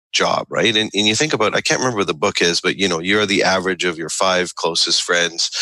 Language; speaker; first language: English; native; English